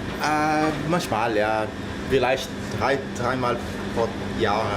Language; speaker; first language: German; non-native, learner; Spanish